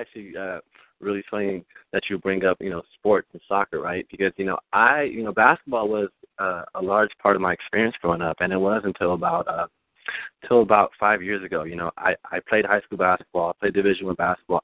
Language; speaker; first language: English; early bilingual, other home language; Spanish